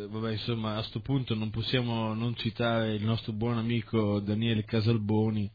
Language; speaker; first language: Italian; native; Italian